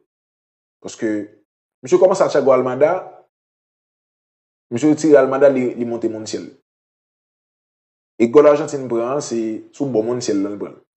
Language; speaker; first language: French; non-native, local second language; Haitian Creole